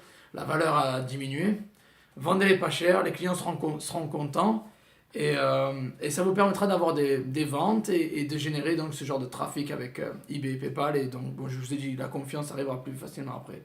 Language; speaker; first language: French; native; French